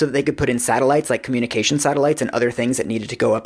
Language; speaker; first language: English; native; English